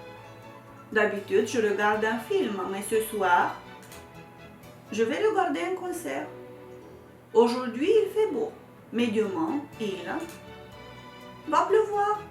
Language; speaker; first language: French; non-native, fluent; Romanian